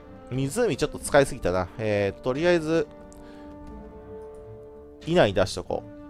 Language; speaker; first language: Japanese; native; Japanese